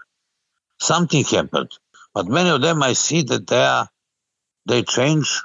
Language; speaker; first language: English; non-native, learner; Serbian